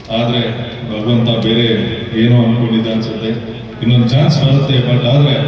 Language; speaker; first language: Kannada; native; Kannada